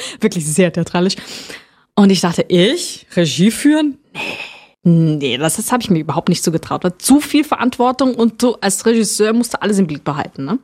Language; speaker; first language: German; non-native, fluent; Portuguese